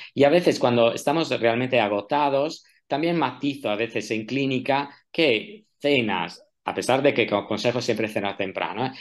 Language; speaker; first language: Spanish; non-native, fluent; Italian